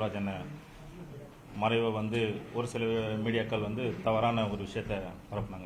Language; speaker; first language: Tamil; native; Tamil